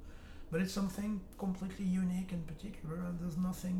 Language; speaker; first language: English; non-native, fluent; French